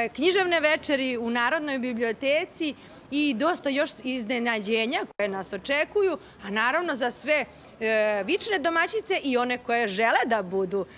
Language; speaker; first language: Serbian; native; Serbian